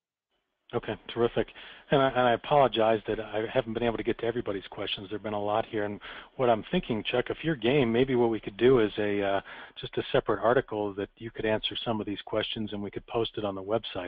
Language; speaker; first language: English; native; English